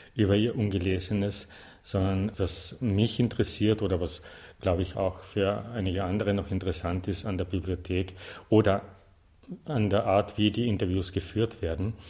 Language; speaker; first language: German; native; German